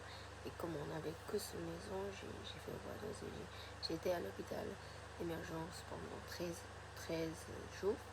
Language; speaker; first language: French; non-native, fluent; Japanese